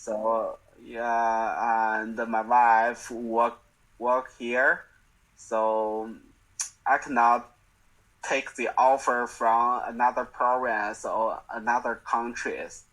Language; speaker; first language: English; non-native, learner; Chinese